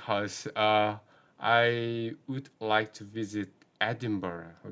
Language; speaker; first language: English; non-native, learner; Korean